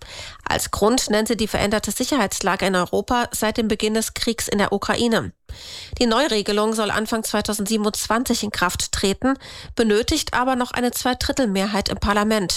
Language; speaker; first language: German; native; German